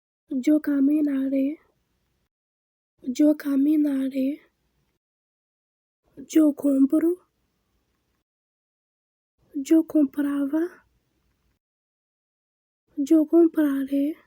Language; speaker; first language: Spanish; non-native, fluent; Haitian Creole